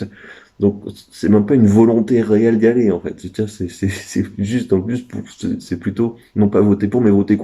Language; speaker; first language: French; native; French